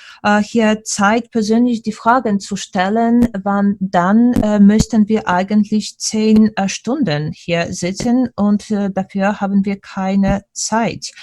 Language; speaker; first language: German; non-native, fluent; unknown